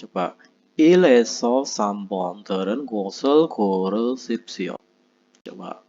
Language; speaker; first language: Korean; non-native, fluent; Indonesian